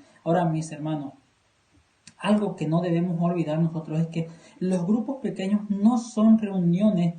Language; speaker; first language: Spanish; native; Spanish